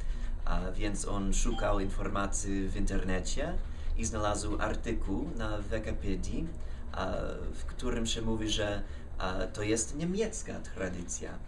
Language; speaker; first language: Polish; non-native, fluent; English